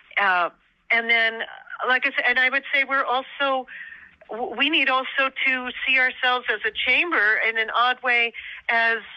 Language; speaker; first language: English; native; English